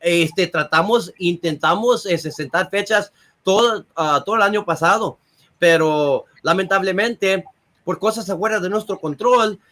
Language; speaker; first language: Spanish; early bilingual, heritage; Spanish